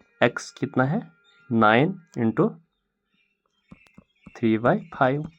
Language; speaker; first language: Hindi; non-native, local second language; Kashmiri